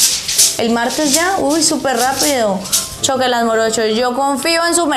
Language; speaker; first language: Spanish; native; Spanish